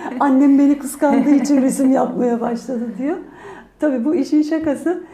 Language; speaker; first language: Turkish; native; Turkish